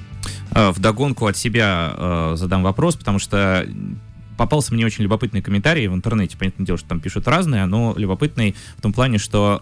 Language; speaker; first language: Russian; native; Russian